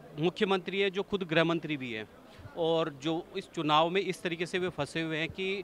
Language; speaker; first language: Hindi; native; Hindi